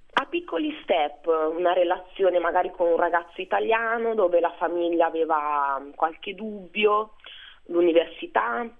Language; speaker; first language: Italian; early bilingual, other home language; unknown